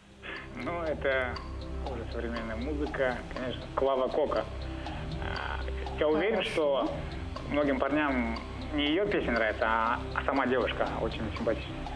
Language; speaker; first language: Russian; native; Russian